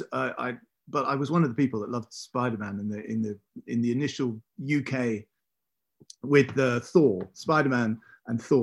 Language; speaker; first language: English; native; English